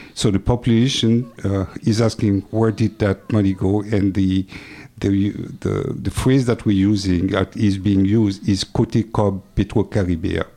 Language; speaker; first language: English; non-native, fluent; French